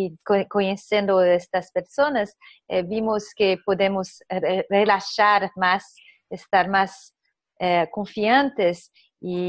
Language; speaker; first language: Spanish; non-native, fluent; Portuguese